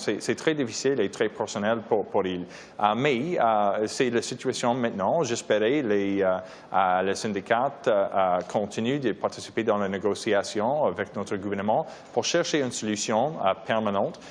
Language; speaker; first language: French; non-native, learner; English